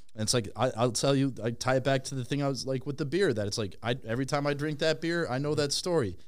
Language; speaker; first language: English; native; English